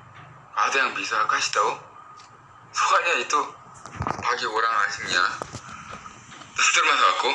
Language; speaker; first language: Indonesian; non-native, fluent; Korean